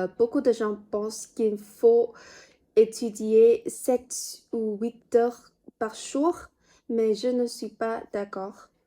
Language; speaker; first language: French; non-native, fluent; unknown